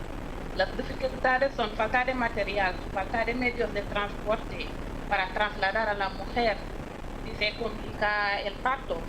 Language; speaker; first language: Spanish; non-native, fluent; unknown